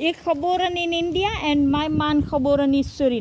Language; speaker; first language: Dutch; non-native, learner; Hindi